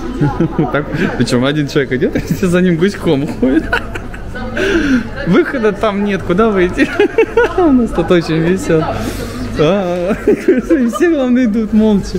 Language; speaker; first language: Russian; native; Russian